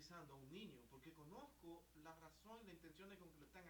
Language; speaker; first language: Spanish; native; Spanish